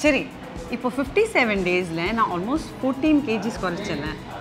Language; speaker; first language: Tamil; non-native, local second language; Assamese